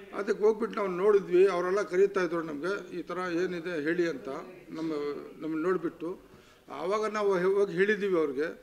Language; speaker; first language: Kannada; non-native, local second language; Urdu